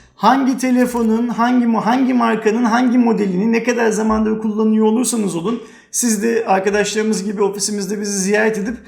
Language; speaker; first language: Turkish; native; Turkish